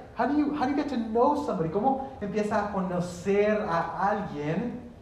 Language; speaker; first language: Spanish; early bilingual, heritage; Spanish